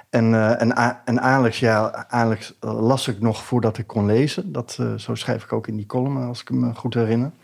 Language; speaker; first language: Dutch; native; Dutch